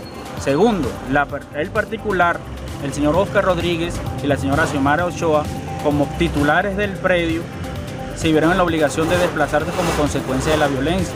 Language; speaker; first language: Spanish; native; Spanish